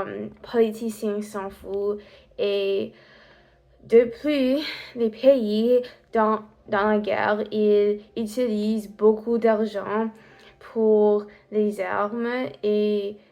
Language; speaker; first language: French; non-native, learner; English